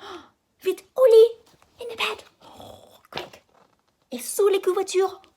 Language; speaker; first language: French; non-native, fluent; English